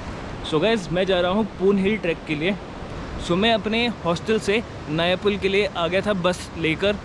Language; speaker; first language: Hindi; native; Hindi